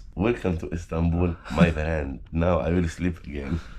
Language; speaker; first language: English; non-native, learner; Turkish